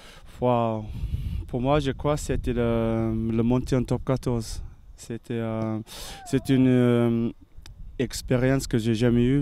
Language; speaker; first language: French; non-native, learner; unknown